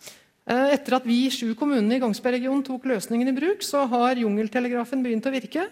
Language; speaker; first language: Norwegian; native; Norwegian